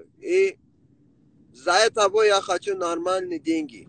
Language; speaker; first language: Russian; non-native, local second language; Persian